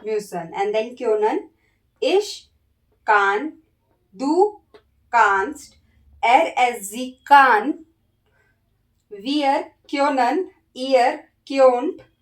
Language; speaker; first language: German; non-native, learner; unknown